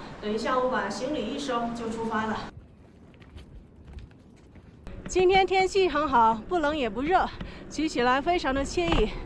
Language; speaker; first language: Chinese; native; Chinese